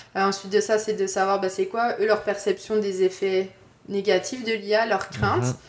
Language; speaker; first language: French; native; French